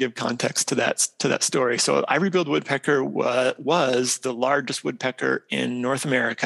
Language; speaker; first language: English; native; English